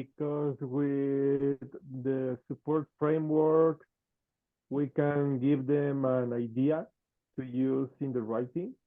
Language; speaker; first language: English; non-native, fluent; Spanish